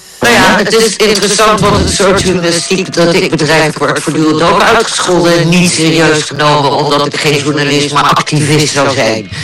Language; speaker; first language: Dutch; native; Dutch